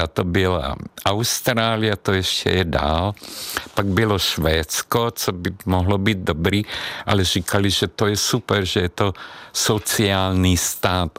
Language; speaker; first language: Czech; non-native, fluent; Hungarian